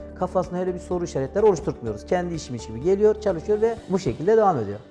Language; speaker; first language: Turkish; native; Turkish